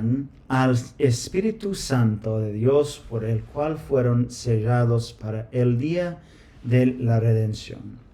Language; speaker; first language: Spanish; non-native, fluent; English